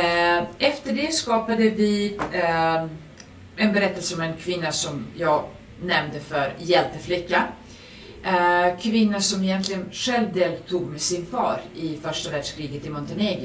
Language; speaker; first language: Swedish; non-native, fluent; Serbian